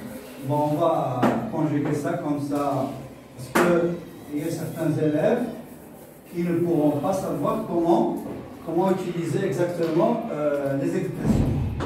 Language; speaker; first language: French; non-native, local second language; Arabic